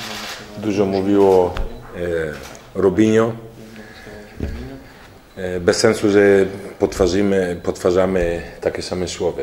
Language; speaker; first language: Polish; non-native, learner; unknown